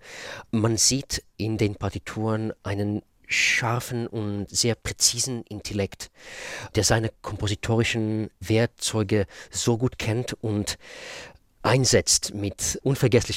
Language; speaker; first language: German; non-native, fluent; Russian